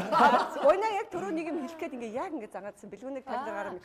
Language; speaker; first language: Mongolian; native; Mongolian